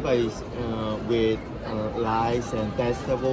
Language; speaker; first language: English; non-native, learner; Korean